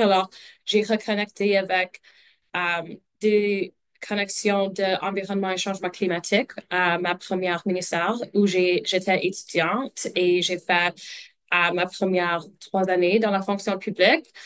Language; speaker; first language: French; non-native, local second language; English